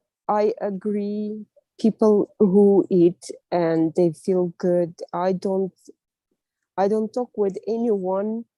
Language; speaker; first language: English; non-native, learner; Russian